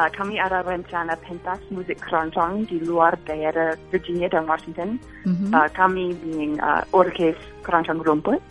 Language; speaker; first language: Indonesian; non-native, fluent; English